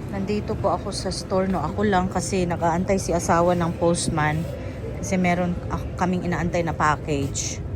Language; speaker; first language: Filipino; native; Filipino